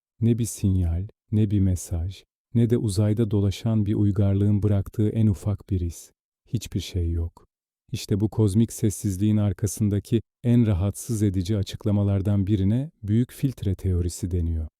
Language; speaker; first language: Turkish; native; Turkish